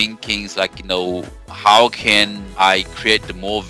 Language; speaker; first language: English; non-native, fluent; Chinese